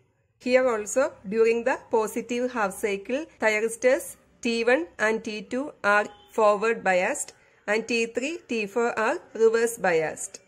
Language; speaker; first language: English; non-native, local second language; Malayalam